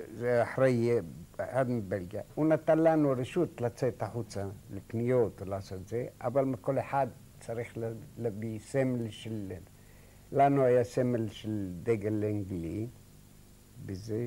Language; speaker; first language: Hebrew; non-native, fluent; Arabic